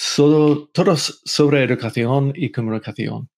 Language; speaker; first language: Spanish; non-native, fluent; English